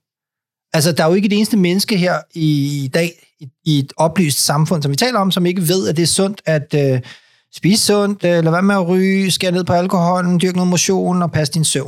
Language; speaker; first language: Danish; native; Danish